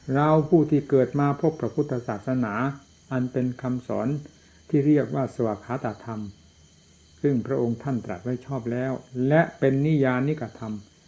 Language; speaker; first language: Thai; non-native, local second language; Northeastern Thai